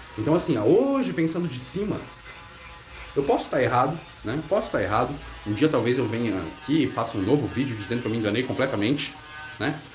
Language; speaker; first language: Portuguese; native; Portuguese